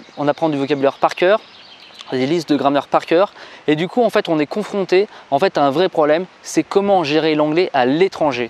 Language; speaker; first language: French; native; French